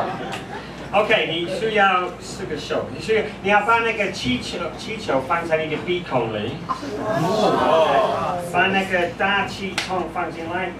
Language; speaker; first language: Chinese; non-native, fluent; English